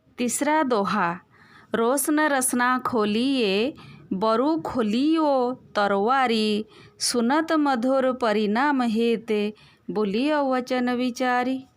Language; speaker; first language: Hindi; non-native, local second language; Odia